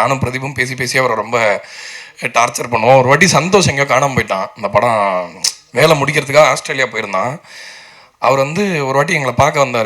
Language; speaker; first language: Tamil; native; Tamil